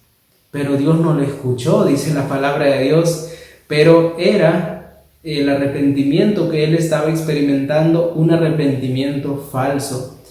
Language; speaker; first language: Spanish; native; Spanish